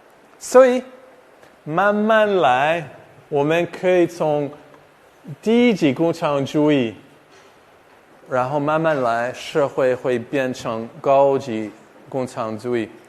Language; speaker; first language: Chinese; non-native, fluent; English